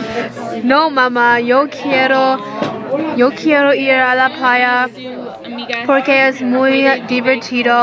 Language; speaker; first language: Spanish; non-native, learner; English